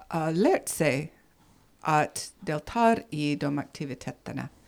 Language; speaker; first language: Swedish; non-native, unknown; English